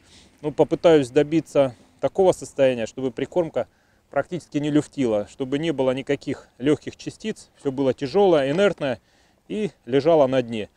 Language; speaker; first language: Russian; native; Russian